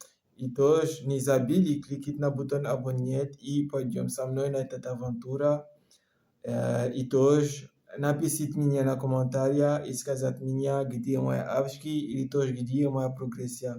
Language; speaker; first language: Russian; non-native, learner; French